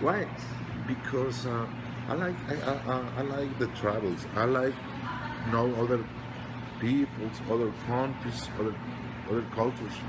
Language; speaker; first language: English; non-native, learner; Spanish